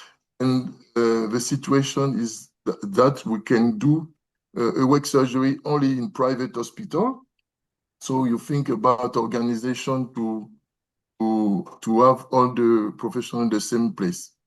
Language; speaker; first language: English; non-native, learner; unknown